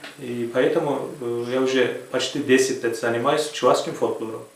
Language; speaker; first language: Russian; non-native, fluent; Turkish